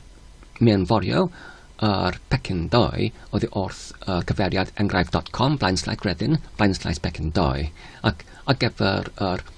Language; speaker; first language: Welsh; non-native, fluent; English